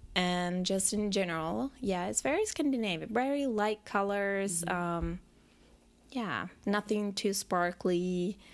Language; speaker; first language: English; non-native, fluent; Finnish